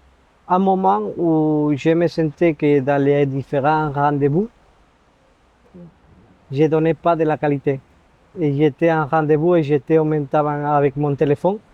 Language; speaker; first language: French; non-native, fluent; Spanish